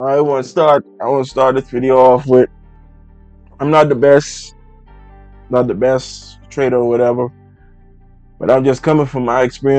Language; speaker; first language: English; native; English